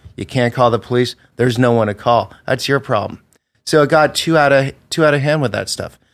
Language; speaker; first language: English; native; English